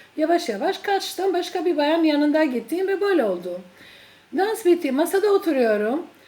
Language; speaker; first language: Turkish; non-native, fluent; Albanian